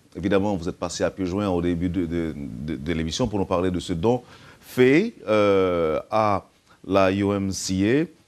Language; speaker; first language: French; non-native, local second language; Haitian Creole